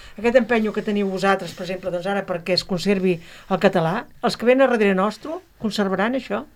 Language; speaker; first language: Catalan; native; Catalan